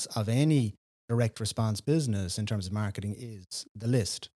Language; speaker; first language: English; native; English